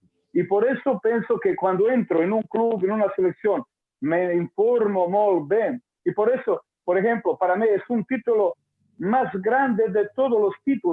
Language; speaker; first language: Portuguese; non-native, learner; Croatian